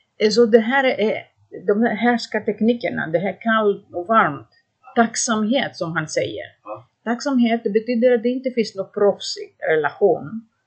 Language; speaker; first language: Swedish; non-native, fluent; Greek